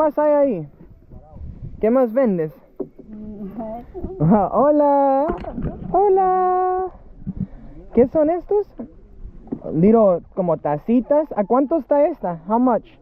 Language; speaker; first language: Spanish; early bilingual, heritage; English